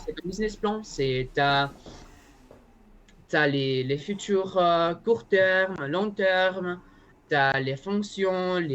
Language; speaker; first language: French; non-native, learner; Spanish